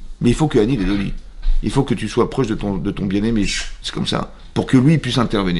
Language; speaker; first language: French; native; French